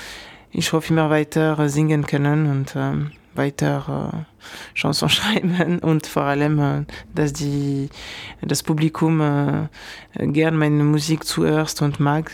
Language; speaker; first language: German; non-native, fluent; French